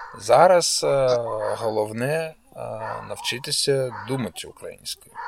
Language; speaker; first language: Ukrainian; non-native, local second language; Russian